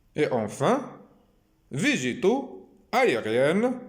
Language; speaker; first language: French; non-native, local second language; Arabic